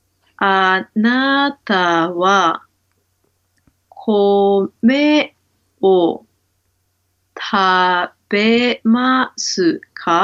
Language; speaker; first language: Japanese; non-native, learner; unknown